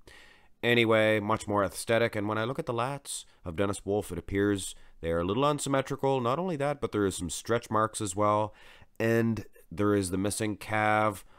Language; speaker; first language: English; native; English